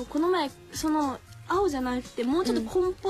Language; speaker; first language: Japanese; native; Japanese